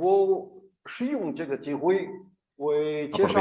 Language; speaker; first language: Chinese; non-native, learner; Spanish